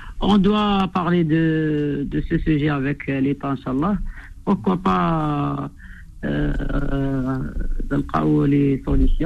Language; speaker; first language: French; non-native, local second language; Arabic